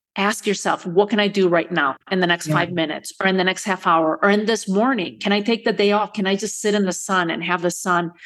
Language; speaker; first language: English; early bilingual, other home language; Spanish